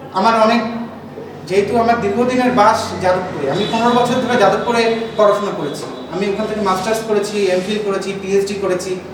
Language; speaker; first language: Bangla; non-native, local second language; Rangpuri